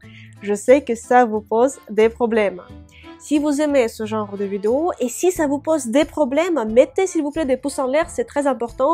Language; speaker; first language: French; non-native, fluent; Russian